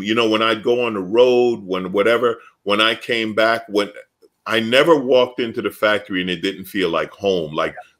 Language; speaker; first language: English; native; English